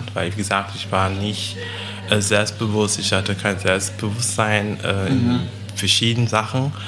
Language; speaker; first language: German; non-native, fluent; French